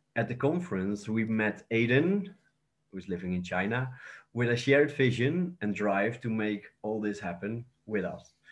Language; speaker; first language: English; non-native, fluent; Dutch